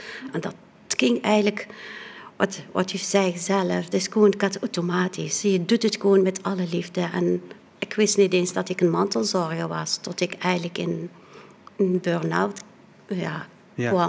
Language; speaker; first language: Dutch; non-native, fluent; Arabic